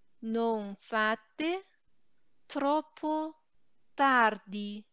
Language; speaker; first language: Italian; non-native, fluent; Chinese